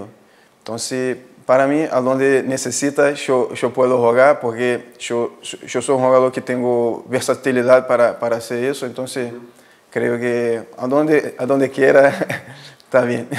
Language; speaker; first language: Spanish; non-native, fluent; Portuguese